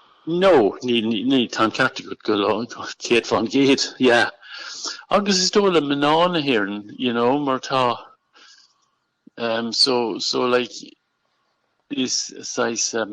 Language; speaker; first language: Irish; non-native, local second language; English